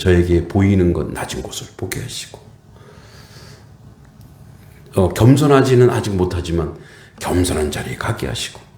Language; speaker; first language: Korean; native; Korean